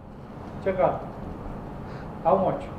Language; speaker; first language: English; non-native, learner; Persian